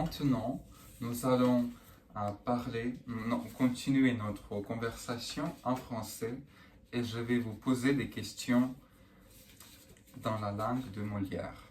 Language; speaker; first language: French; non-native, learner; Russian